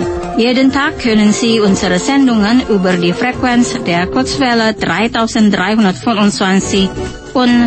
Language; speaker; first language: German; non-native, fluent; Indonesian